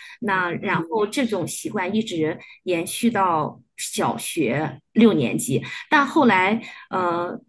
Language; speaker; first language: Chinese; native; Chinese